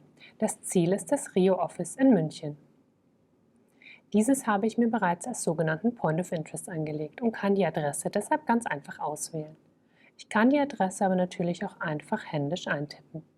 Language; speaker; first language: German; native; German